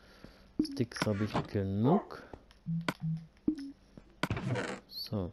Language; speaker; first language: German; native; German